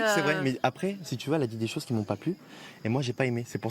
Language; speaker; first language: French; native; French